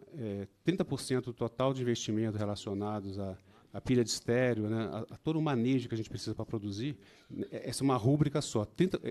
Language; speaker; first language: Portuguese; native; Portuguese